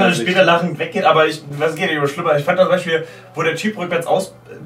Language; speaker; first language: German; native; German